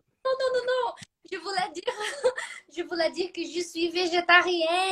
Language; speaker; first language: French; non-native, fluent; Portuguese